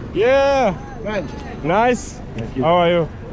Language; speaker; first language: English; non-native, learner; French